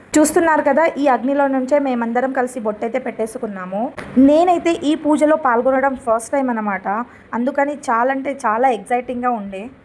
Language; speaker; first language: Telugu; non-native, local second language; Lambadi